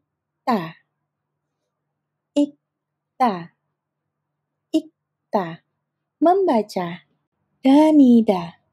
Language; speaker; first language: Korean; non-native, fluent; Indonesian